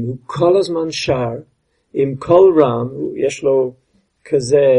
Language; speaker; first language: Hebrew; non-native, fluent; English